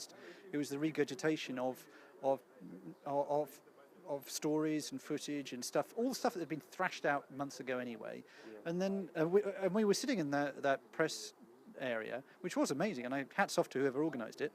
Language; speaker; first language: English; native; English